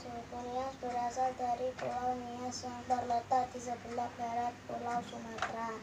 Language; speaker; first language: Indonesian; native; Indonesian